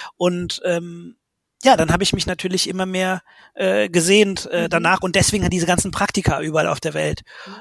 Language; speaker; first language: German; native; German